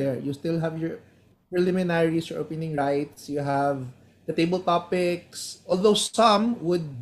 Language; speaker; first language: English; non-native, local second language; Hiligaynon